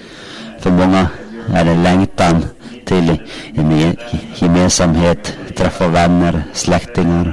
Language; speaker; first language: Swedish; non-native, local second language; Finnish